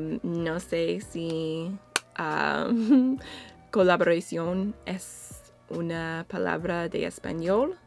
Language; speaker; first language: Spanish; non-native, learner; English